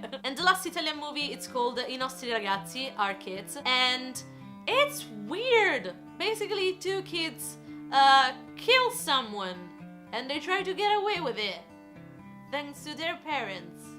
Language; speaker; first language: English; non-native, fluent; Italian